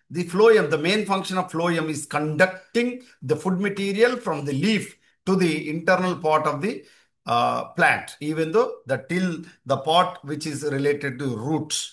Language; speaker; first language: English; non-native, local second language; Telugu